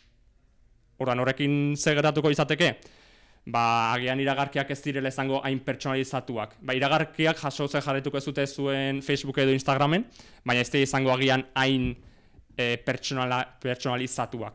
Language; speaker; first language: Basque; native; Basque